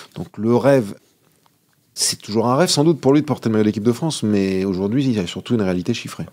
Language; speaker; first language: French; native; French